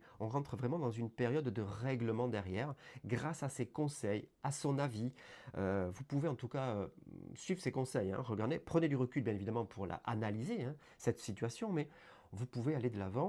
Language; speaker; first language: French; native; French